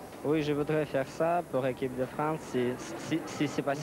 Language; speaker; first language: French; non-native, learner; Russian